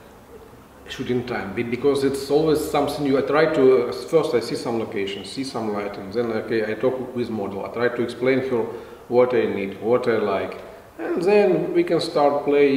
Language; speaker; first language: English; non-native, fluent; Russian